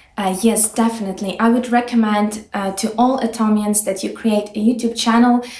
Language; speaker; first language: English; non-native, fluent; Ukrainian